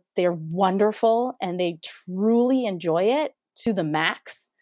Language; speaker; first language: English; non-native, fluent; Spanish